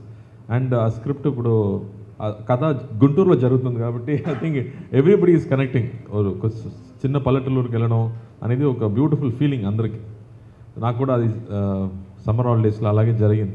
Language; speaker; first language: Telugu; non-native, fluent; Tamil